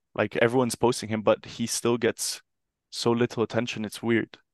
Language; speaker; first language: English; non-native, fluent; Italian